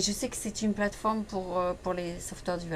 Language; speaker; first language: French; native; French